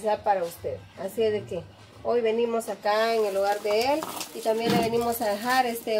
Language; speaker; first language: Spanish; native; Spanish